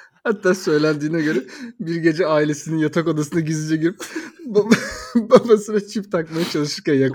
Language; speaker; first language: Turkish; native; Turkish